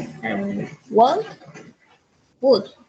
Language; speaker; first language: English; non-native, learner; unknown